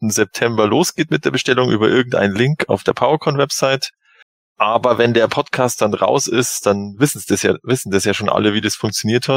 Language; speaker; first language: German; native; German